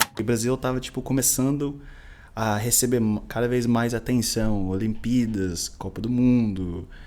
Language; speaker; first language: Portuguese; non-native, fluent; English